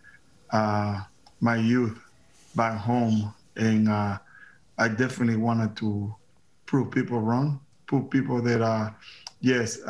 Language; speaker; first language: English; non-native, fluent; Spanish